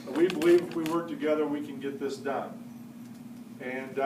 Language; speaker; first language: English; native; English